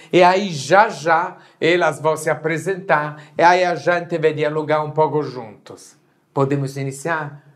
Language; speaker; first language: Portuguese; non-native, fluent; Italian